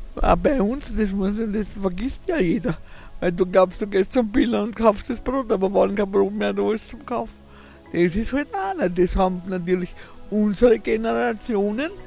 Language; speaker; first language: German; native; German